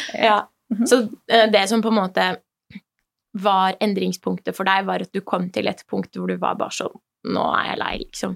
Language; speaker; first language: Norwegian; early bilingual, other home language; Persian